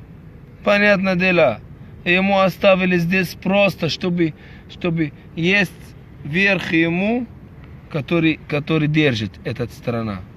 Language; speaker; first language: Russian; non-native, fluent; Arabic